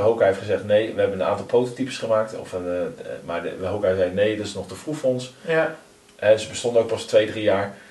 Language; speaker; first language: Dutch; native; Dutch